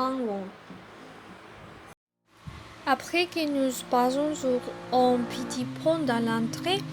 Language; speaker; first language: French; non-native, learner; Spanish